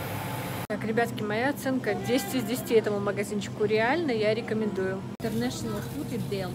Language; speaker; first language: Russian; native; Russian